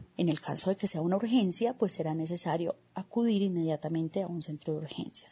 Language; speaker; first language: Spanish; native; Spanish